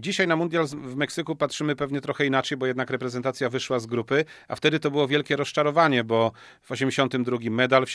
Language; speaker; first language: Polish; native; Polish